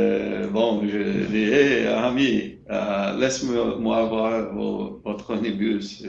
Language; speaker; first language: French; non-native, learner; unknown